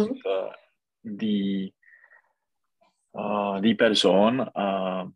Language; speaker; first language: German; non-native, learner; Czech